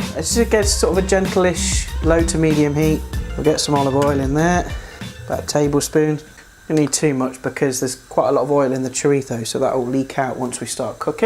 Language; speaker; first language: English; native; English